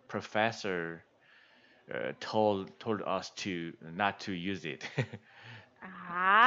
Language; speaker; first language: English; non-native, learner; Korean